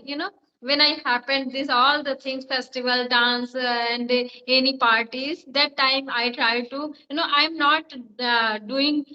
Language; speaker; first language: English; non-native, learner; Hindi